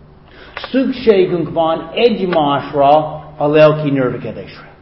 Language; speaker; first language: Hungarian; non-native, fluent; English